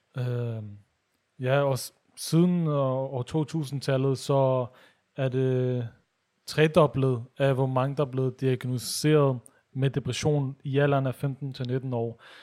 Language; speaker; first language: Danish; early bilingual, other home language; Urdu